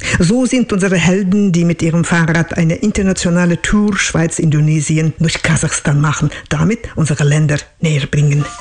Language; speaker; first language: German; non-native, fluent; Kazakh